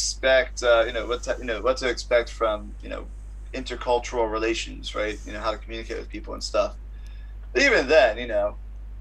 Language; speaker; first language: English; native; English